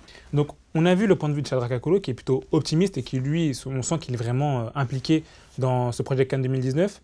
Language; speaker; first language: French; native; French